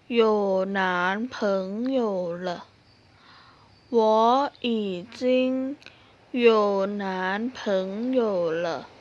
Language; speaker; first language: Chinese; non-native, fluent; Thai